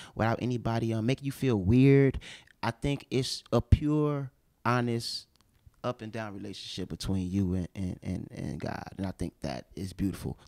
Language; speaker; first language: English; native; English